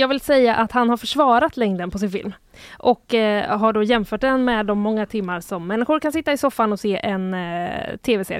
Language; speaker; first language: Swedish; native; Swedish